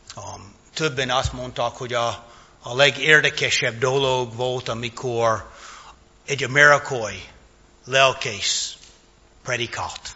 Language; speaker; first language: Hungarian; non-native, fluent; English